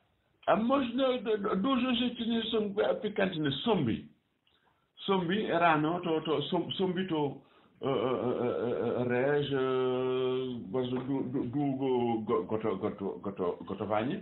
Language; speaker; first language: Polish; non-native, learner; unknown